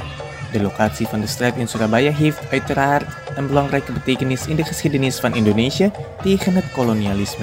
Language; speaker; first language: Dutch; non-native, fluent; Indonesian